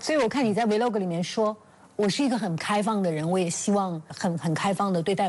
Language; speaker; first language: Chinese; native; Chinese